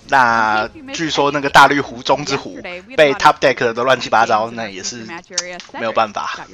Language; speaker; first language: Chinese; native; Chinese